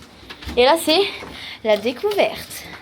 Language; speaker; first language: French; native; French